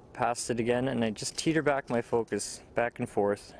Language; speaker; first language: English; native; English